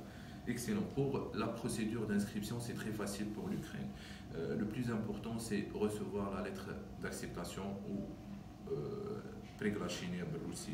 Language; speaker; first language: French; non-native, local second language; Arabic